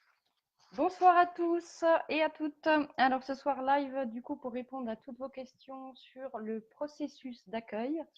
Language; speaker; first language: French; native; French